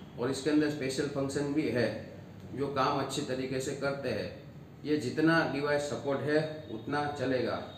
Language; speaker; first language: Hindi; non-native, local second language; Gujarati